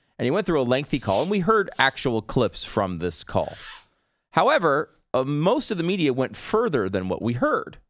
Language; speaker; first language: English; native; English